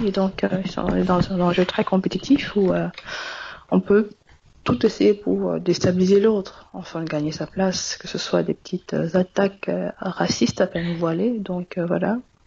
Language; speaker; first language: French; non-native, local second language; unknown